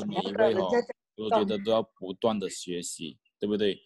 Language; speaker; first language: Chinese; native; Chinese